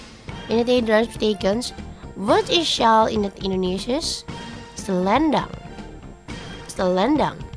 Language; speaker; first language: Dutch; non-native, learner; Indonesian